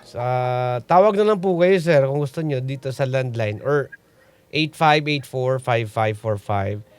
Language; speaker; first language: Filipino; native; Filipino